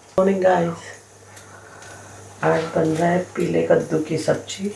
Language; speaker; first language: Hindi; native; Hindi